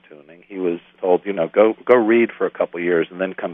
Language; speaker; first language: English; native; English